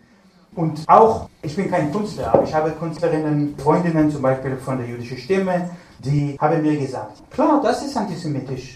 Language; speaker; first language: German; non-native, fluent; Hebrew